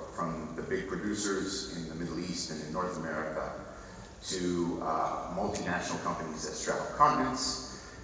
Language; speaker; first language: English; native; English